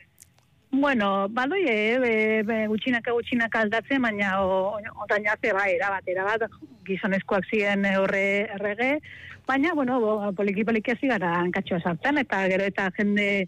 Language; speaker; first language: Basque; native; Basque